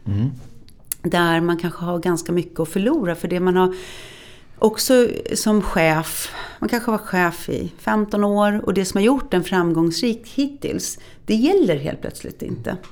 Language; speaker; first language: Swedish; native; Swedish